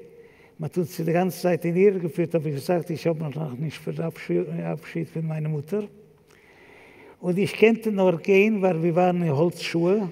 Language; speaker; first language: German; non-native, fluent; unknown